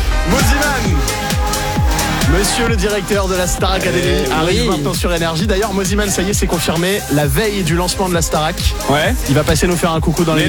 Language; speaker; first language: French; native; French